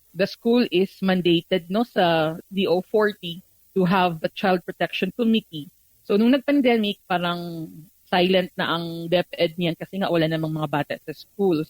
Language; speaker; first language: Filipino; native; Filipino